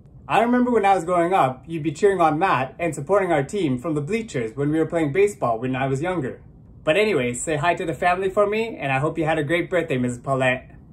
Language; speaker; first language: English; native; English